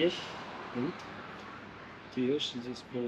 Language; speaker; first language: Russian; non-native, local second language; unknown